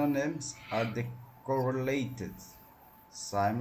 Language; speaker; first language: English; non-native, learner; Portuguese